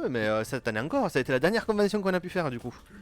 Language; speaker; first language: French; native; French